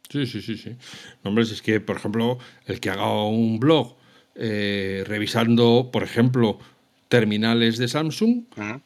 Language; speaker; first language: Spanish; native; Spanish